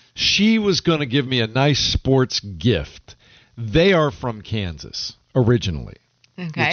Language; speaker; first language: English; native; English